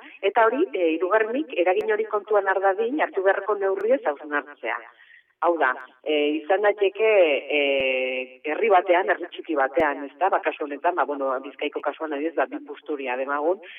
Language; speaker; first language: Basque; native; Basque